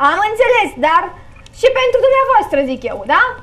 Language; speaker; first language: Romanian; native; Romanian